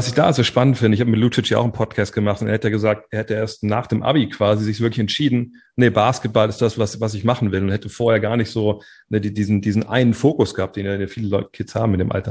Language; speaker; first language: German; native; German